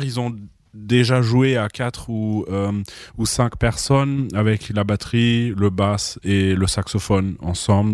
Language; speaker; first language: French; non-native, fluent; German